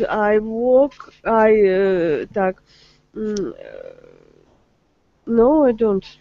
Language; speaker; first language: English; non-native, learner; Russian